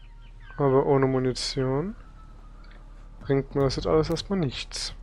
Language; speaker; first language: German; native; German